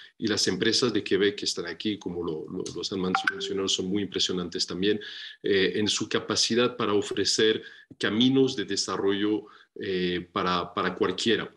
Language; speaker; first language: Spanish; non-native, fluent; French